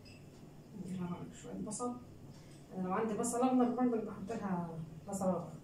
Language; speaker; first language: Arabic; native; Arabic